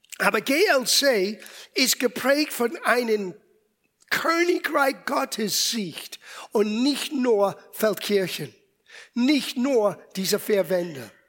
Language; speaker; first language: German; non-native, fluent; English